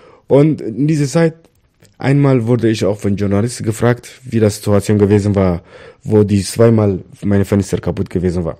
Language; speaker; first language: German; non-native, learner; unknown